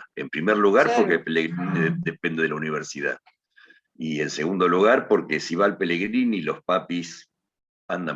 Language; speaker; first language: Spanish; native; Spanish